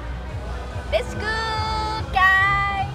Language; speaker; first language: English; non-native, learner; Thai